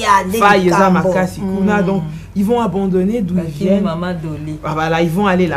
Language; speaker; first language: French; non-native, local second language; Lingala